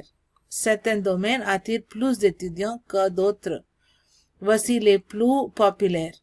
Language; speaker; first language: French; non-native, learner; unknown